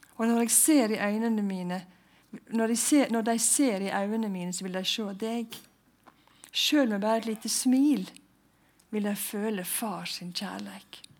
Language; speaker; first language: Norwegian; native; Norwegian